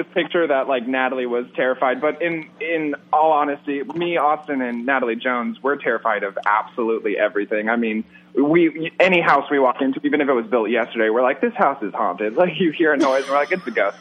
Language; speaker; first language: English; native; English